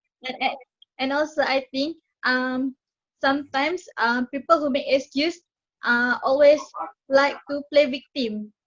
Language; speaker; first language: English; non-native, learner; Malay